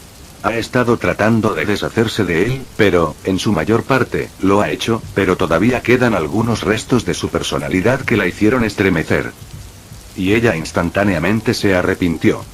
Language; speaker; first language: Spanish; native; Spanish